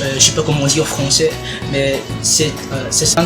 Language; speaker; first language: French; non-native, learner; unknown